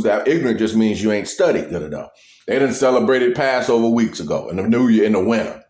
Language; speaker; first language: English; native; English